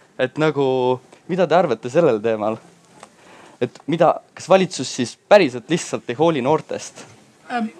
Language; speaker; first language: Estonian; non-native, local second language; Russian